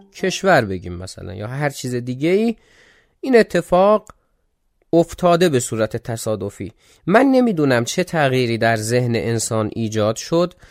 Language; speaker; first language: Persian; non-native, local second language; Azerbaijani